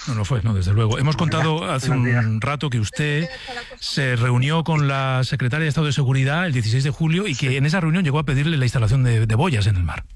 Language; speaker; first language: Spanish; native; Spanish